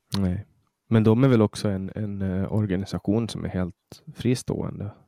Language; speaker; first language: Swedish; native; Swedish